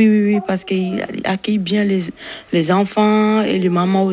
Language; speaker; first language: French; non-native, learner; Bambara